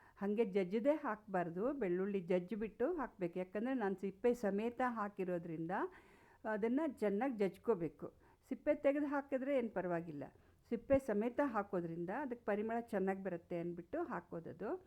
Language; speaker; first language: Kannada; non-native, local second language; Konkani